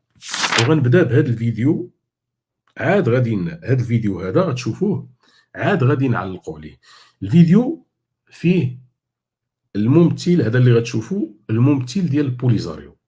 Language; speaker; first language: Arabic; native; Arabic